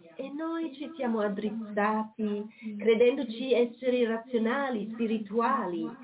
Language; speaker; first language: Italian; non-native, fluent; German